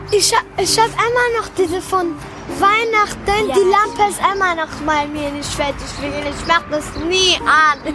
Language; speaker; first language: German; early bilingual, other home language; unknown